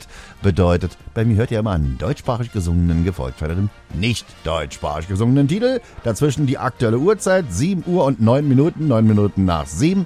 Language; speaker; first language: German; native; German